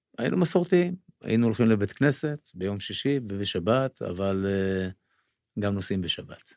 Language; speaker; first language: Hebrew; native; Hebrew